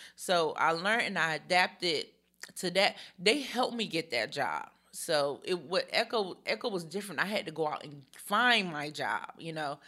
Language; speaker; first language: English; early bilingual, other home language; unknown